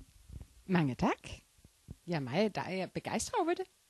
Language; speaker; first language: Danish; non-native, learner; Icelandic